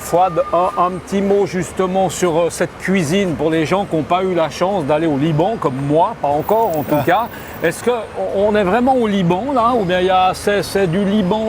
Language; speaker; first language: French; native; French